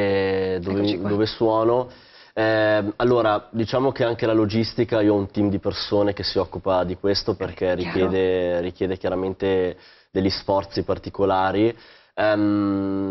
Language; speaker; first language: Italian; native; Italian